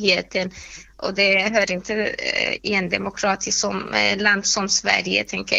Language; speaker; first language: Swedish; non-native, fluent; Persian